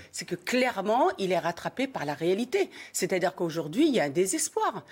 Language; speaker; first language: French; early bilingual, other home language; Arabic